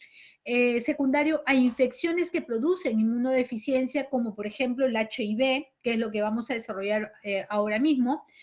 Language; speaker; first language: Spanish; native; Spanish